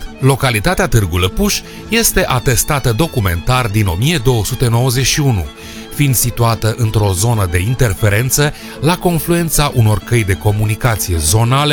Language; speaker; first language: Romanian; native; Romanian